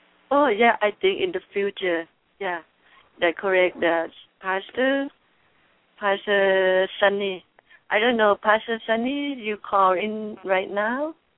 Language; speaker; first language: English; non-native, learner; Thai